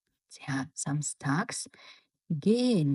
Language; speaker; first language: German; non-native, fluent; Mongolian